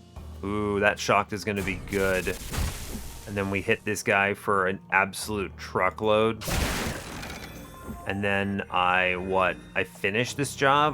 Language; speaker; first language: English; native; English